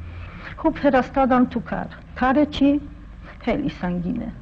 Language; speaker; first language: Persian; non-native, fluent; Polish